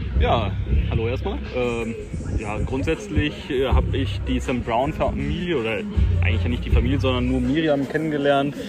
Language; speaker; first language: German; native; German